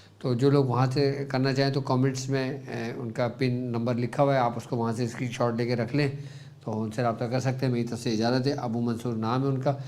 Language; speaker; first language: Urdu; native; Urdu